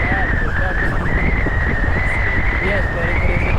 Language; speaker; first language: English; non-native, learner; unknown